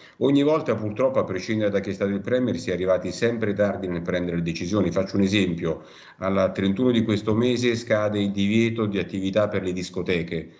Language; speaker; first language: Italian; native; Italian